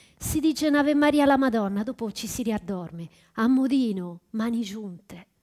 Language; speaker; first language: Italian; native; Italian